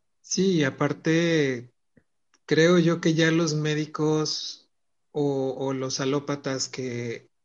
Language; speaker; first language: Spanish; native; Spanish